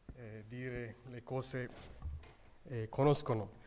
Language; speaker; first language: Italian; non-native, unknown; Sinhala